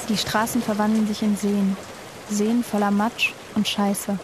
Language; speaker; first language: German; native; German